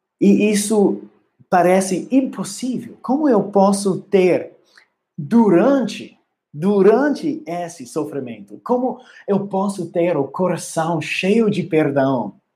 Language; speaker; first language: Portuguese; non-native, learner; English